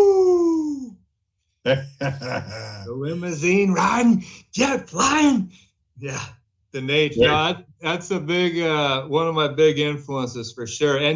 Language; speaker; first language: English; native; English